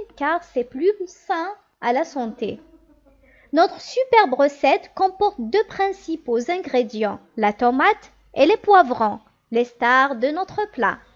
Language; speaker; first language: French; non-native, local second language; Kabyle